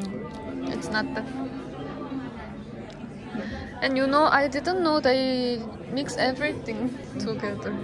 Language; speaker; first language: English; non-native, learner; Korean